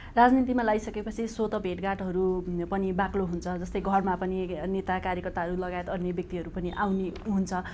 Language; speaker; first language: Nepali; native; Nepali